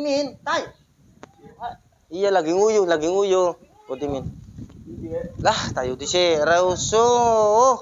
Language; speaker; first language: Indonesian; native; Indonesian